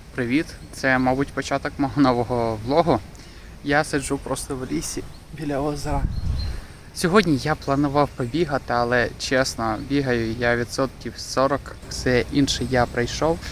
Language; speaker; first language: Ukrainian; native; Ukrainian